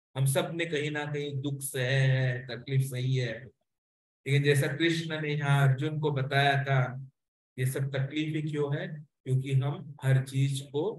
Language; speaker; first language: Hindi; non-native, local second language; Marathi